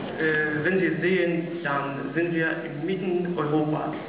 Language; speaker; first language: German; non-native, learner; Polish